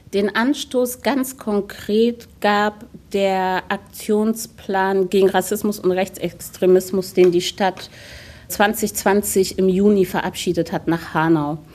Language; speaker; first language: German; early bilingual, other home language; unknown